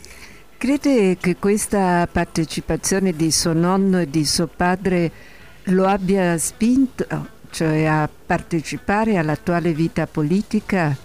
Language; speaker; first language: Italian; non-native, fluent; Spanish